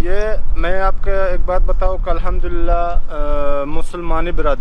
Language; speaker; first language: Hindi; non-native, learner; Pashto